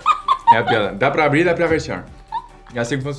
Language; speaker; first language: Portuguese; non-native, fluent; French